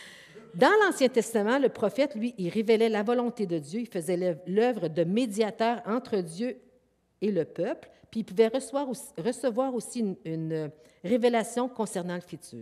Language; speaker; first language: French; native; French